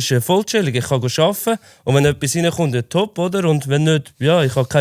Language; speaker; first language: German; native; German